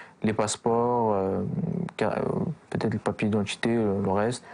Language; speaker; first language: French; early bilingual, other home language; Kurdish